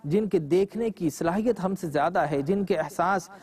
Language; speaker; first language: Urdu; native; Urdu